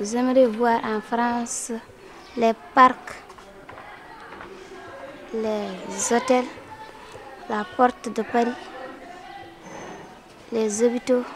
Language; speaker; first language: French; non-native, local second language; Fula